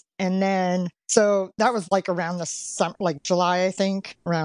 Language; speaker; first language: English; native; English